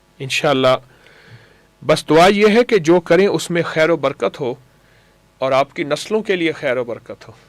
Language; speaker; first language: Urdu; native; Urdu